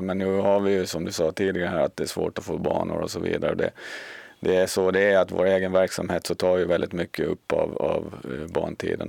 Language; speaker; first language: Swedish; native; Swedish